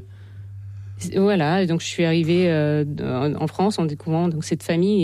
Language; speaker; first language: French; non-native, fluent; Russian